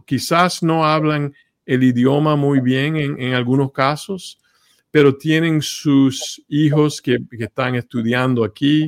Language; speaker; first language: Spanish; early bilingual, heritage; Spanish